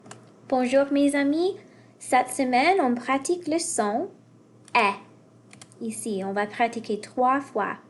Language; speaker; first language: French; non-native, fluent; English